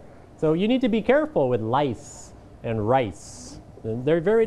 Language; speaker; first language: English; non-native, fluent; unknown